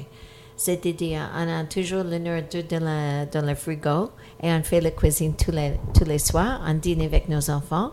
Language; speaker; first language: French; non-native, fluent; English